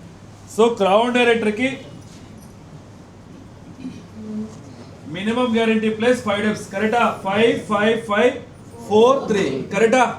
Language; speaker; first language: Telugu; native; Telugu